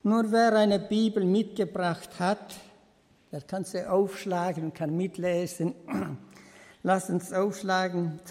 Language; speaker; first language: German; early bilingual, heritage; German